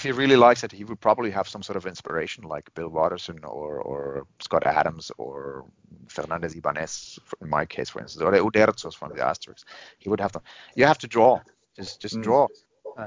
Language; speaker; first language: English; non-native, fluent; Finnish